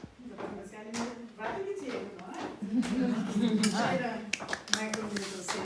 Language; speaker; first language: Lithuanian; non-native, learner; Portuguese